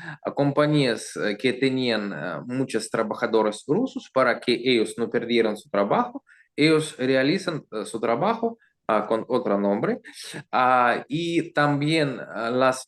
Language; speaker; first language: Spanish; non-native, learner; Russian